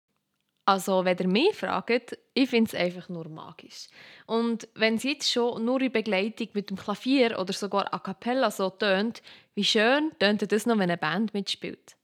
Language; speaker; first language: German; native; German